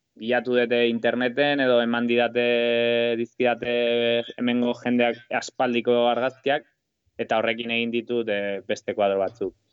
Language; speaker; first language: Basque; non-native, local second language; Spanish